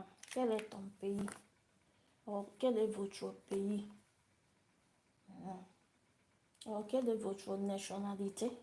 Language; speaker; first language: French; non-native, learner; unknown